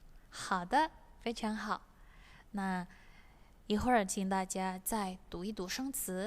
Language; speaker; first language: Chinese; non-native, fluent; Indonesian